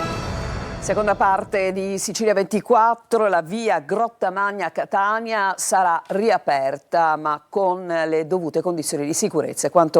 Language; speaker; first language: Italian; native; Italian